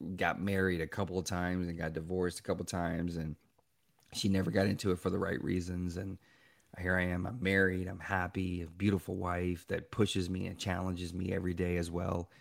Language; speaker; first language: English; native; English